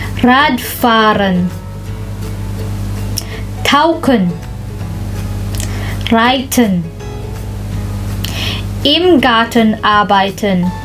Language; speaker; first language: German; non-native, local second language; Filipino